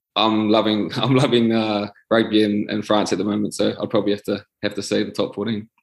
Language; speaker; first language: English; native; English